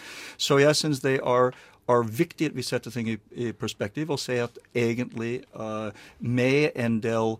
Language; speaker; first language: Norwegian; non-native, learner; English